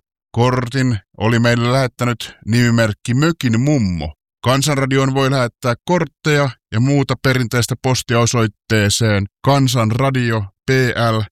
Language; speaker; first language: Finnish; native; Finnish